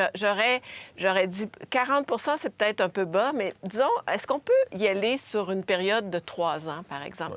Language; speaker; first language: French; native; French